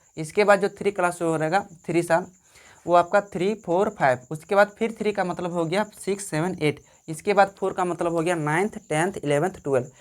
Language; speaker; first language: Hindi; native; Hindi